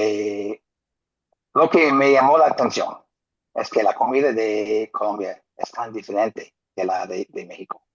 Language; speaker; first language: Spanish; non-native, fluent; English